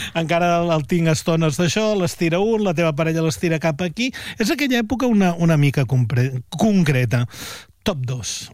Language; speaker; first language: Catalan; native; Catalan